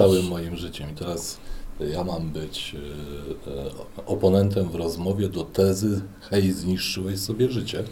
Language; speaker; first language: Polish; native; Polish